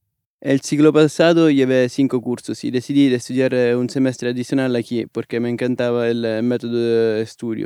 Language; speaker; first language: Spanish; non-native, fluent; Italian